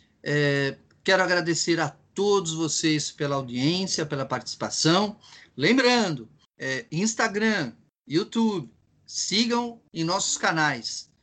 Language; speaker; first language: Portuguese; native; Portuguese